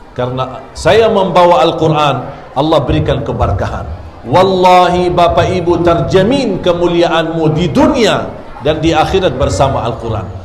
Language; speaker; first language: Indonesian; non-native, fluent; Arabic